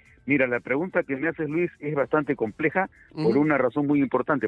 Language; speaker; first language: Spanish; native; Spanish